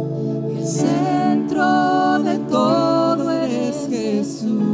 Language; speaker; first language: Spanish; native; Spanish